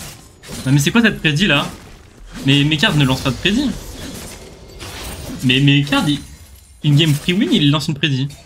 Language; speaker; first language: French; native; French